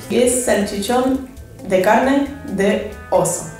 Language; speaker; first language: Spanish; non-native, learner; Russian